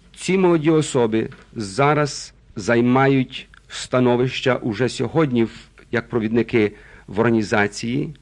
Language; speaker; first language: Ukrainian; early bilingual, other home language; Russian